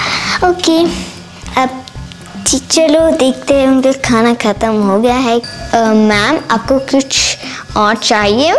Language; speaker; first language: Hindi; native; Hindi